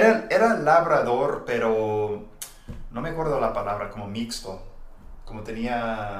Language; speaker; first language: Spanish; non-native, fluent; English